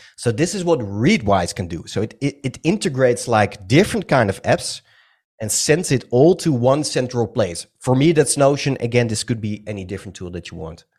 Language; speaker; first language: English; non-native, fluent; Dutch